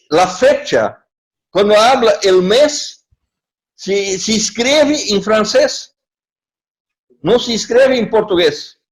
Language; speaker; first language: Spanish; non-native, learner; Portuguese